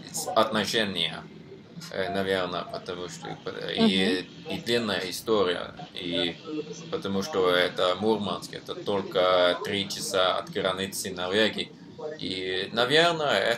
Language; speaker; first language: Russian; non-native, learner; Norwegian